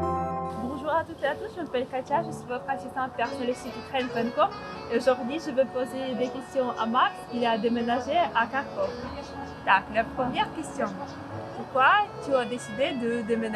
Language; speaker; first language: French; non-native, fluent; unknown